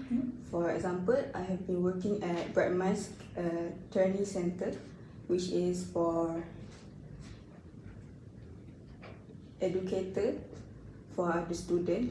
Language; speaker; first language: English; non-native, learner; Malay